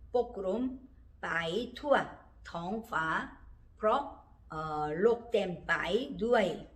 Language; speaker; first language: Thai; non-native, learner; Korean